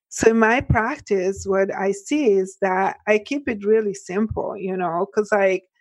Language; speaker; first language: English; early bilingual, other home language; Italian